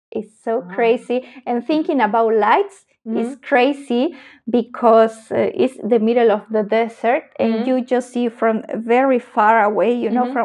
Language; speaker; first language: English; non-native, learner; Spanish